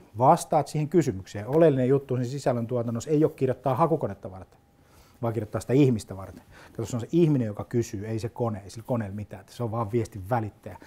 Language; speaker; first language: Finnish; native; Finnish